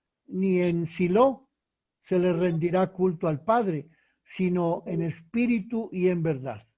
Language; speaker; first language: Spanish; native; Spanish